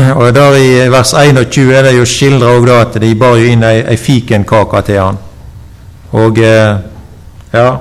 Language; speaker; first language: Norwegian; native; Norwegian